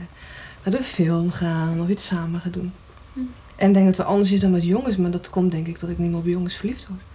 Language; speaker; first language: Dutch; native; Dutch